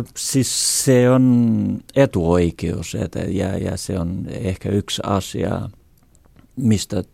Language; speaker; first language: Finnish; non-native, fluent; Portuguese